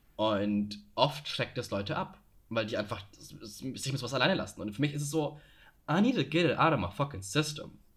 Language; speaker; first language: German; native; German